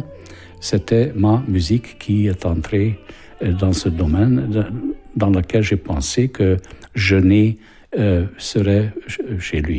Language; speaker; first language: French; non-native, fluent; Hungarian